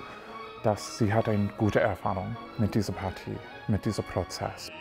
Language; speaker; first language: German; non-native, learner; English